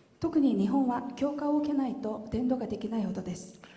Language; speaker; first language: Japanese; non-native, fluent; Korean